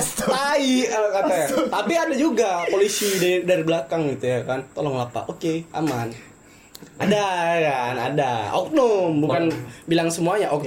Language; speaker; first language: Indonesian; native; Indonesian